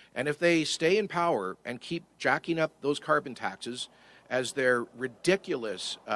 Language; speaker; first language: English; native; English